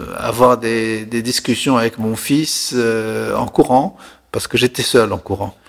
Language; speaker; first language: French; non-native, local second language; Arabic